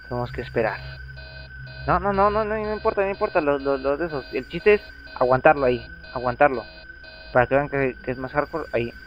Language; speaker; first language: Spanish; native; Spanish